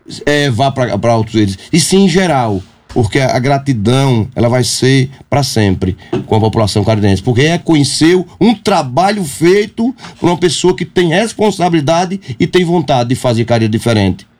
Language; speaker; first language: Portuguese; native; Portuguese